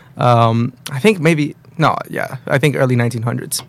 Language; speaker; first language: English; early bilingual, other home language; Spanish